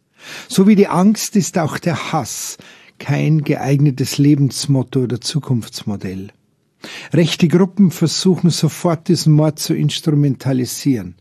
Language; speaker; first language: German; native; German